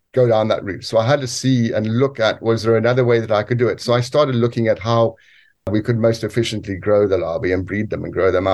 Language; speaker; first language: English; native; English